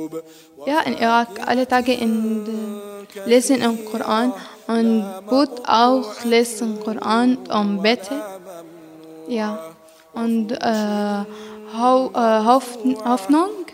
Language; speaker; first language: German; non-native, learner; Arabic